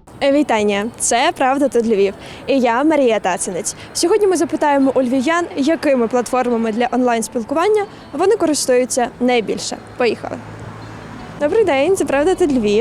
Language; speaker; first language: Ukrainian; native; Ukrainian